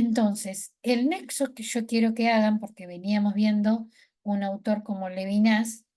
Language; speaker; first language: Spanish; native; Spanish